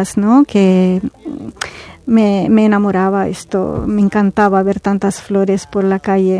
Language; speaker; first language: Spanish; non-native, fluent; Arabic